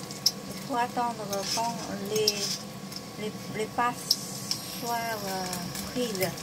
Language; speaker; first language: French; non-native, fluent; Vietnamese